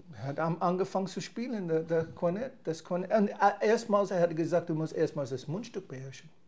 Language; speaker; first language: German; non-native, fluent; English